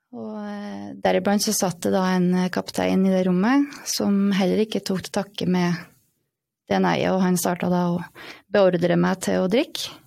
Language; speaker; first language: Norwegian; native; Norwegian